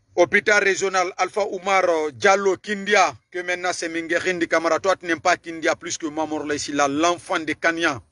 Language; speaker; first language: French; non-native, local second language; Susu